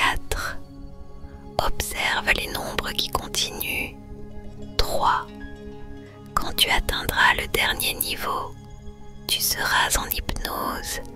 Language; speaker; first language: French; native; French